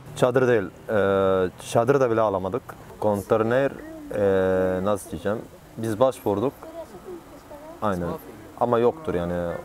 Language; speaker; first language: Turkish; non-native, learner; Arabic